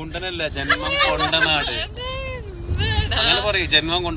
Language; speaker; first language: Malayalam; native; Malayalam